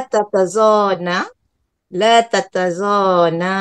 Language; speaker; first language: Arabic; non-native, learner; Malay